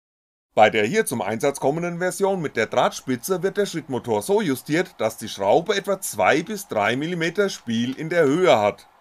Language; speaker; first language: German; native; German